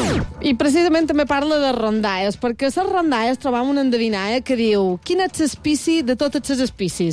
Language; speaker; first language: Catalan; native; Catalan